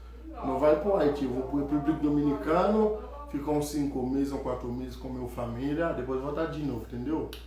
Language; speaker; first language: Portuguese; non-native, learner; Haitian Creole